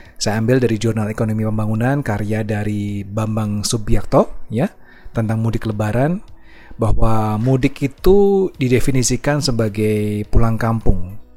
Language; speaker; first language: Indonesian; native; Indonesian